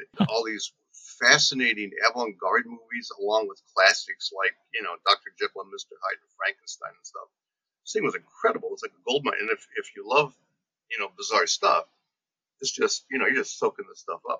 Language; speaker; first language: English; native; English